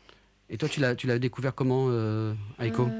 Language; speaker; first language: French; native; French